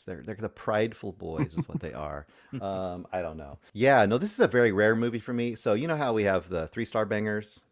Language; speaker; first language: English; native; English